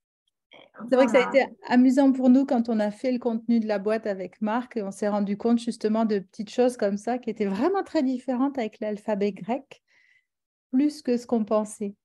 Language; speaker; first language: French; native; French